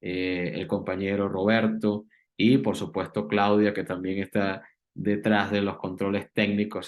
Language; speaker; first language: Spanish; native; Spanish